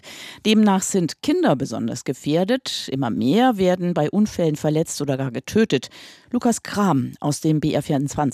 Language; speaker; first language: German; native; German